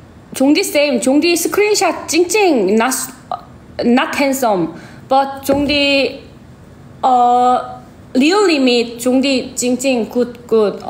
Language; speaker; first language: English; non-native, learner; Korean